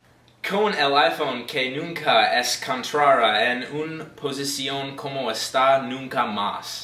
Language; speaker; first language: Spanish; non-native, learner; English